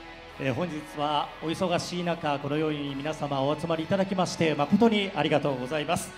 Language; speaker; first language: Japanese; native; Japanese